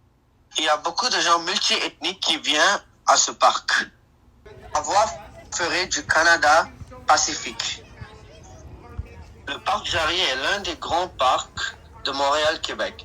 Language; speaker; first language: French; non-native, learner; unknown